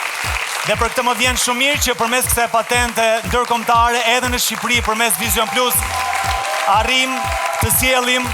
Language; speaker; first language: Albanian; native; Albanian